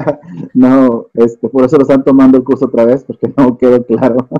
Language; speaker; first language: Spanish; native; Spanish